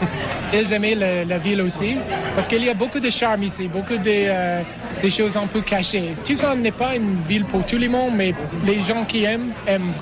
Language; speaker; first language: French; non-native, learner; English